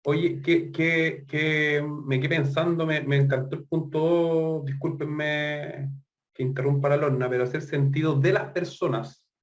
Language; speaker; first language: Spanish; native; Spanish